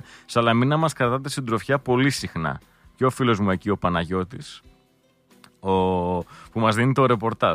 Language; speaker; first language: Greek; native; Greek